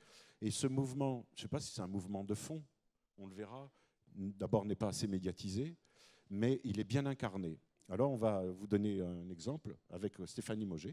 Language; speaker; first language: French; native; French